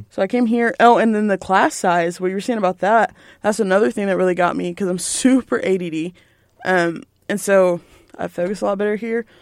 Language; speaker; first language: English; native; English